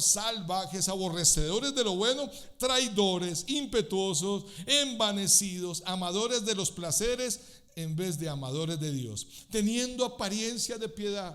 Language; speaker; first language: Spanish; native; Spanish